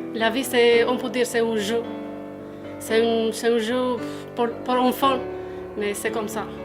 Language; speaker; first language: French; non-native, learner; Albanian